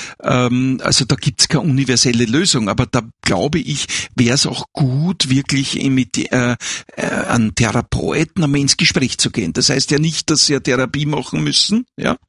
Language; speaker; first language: German; native; German